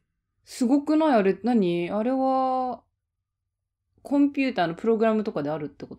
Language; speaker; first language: Japanese; native; Japanese